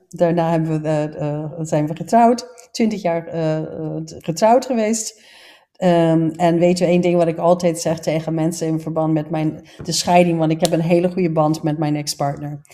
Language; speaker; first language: Dutch; non-native, fluent; English